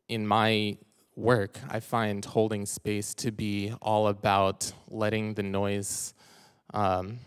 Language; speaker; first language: English; native; English